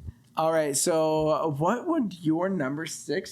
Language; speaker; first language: English; native; English